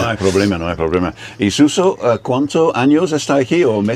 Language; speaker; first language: Spanish; non-native, learner; English